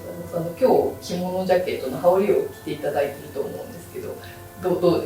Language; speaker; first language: Japanese; native; Japanese